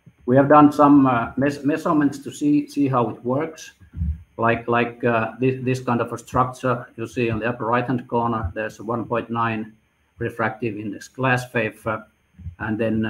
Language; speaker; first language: English; non-native, fluent; Finnish